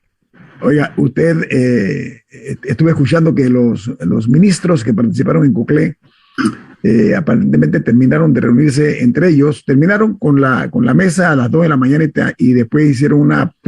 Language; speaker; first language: Spanish; native; Spanish